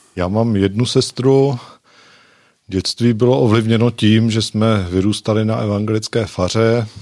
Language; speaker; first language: Czech; native; Czech